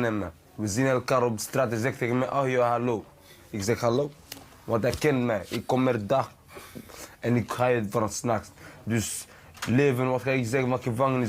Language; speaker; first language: Dutch; early bilingual, other home language; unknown